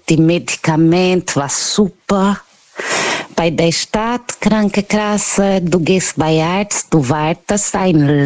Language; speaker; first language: German; non-native, learner; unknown